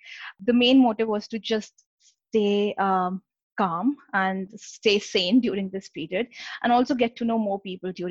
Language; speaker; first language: English; non-native, local second language; Hindi